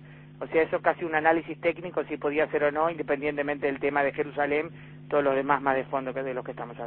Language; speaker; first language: Spanish; native; Spanish